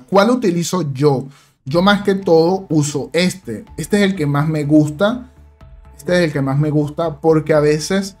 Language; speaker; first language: Spanish; native; Spanish